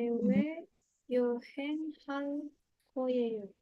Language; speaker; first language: Korean; non-native, learner; Indonesian